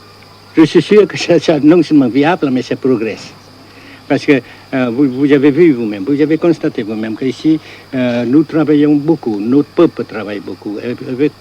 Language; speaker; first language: French; non-native, local second language; Vietnamese